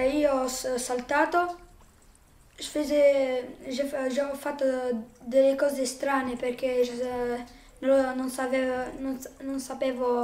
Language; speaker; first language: Italian; non-native, learner; French